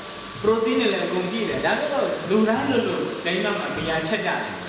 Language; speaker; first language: Burmese; native; Burmese